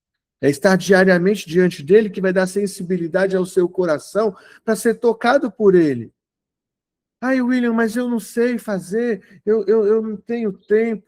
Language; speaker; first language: Portuguese; native; Portuguese